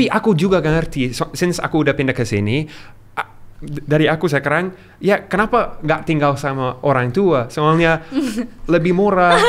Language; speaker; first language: Indonesian; non-native, learner; English